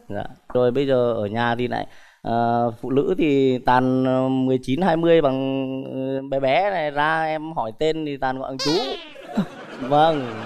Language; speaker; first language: Vietnamese; native; Vietnamese